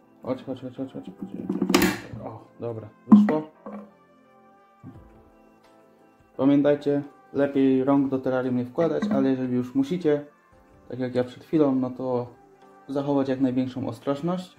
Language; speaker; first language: Polish; native; Polish